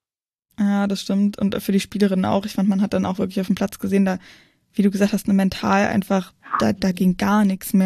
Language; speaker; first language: German; native; German